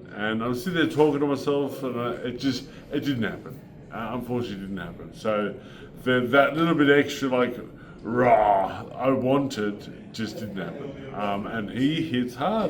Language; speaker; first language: English; native; English